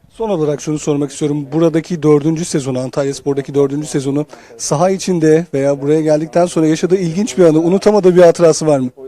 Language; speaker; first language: Turkish; native; Turkish